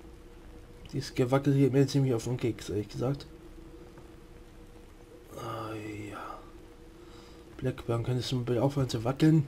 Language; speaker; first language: German; native; German